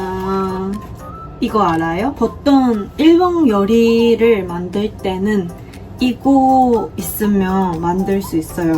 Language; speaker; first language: Korean; non-native, fluent; Japanese